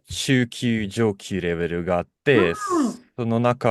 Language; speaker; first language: Japanese; non-native, fluent; Russian